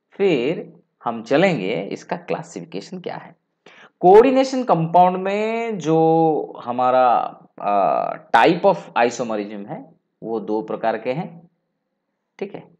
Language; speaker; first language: Hindi; non-native, local second language; Bangla